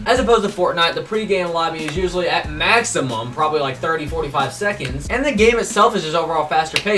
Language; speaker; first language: English; native; English